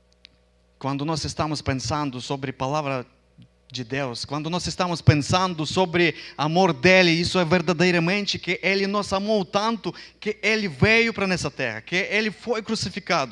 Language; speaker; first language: Portuguese; non-native, fluent; Ukrainian